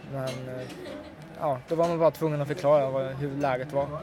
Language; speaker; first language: Swedish; early bilingual, other home language; Russian